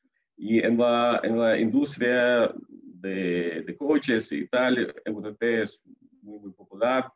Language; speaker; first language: Spanish; non-native, fluent; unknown